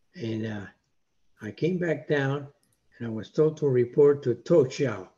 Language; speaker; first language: English; non-native, fluent; Spanish